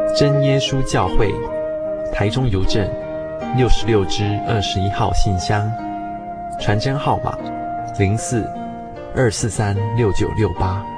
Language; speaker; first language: Chinese; non-native, fluent; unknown